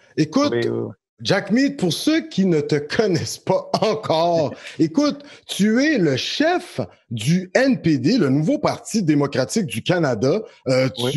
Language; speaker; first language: French; native; French